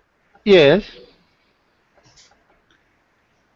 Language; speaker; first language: English; non-native, learner; Spanish